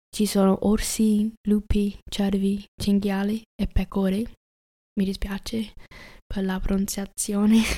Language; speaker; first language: Italian; non-native, learner; English